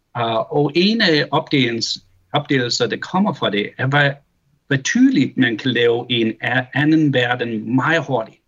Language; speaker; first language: Danish; early bilingual, heritage; Danish